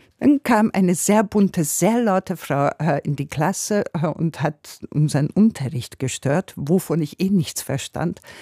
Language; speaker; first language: German; non-native, fluent; Hungarian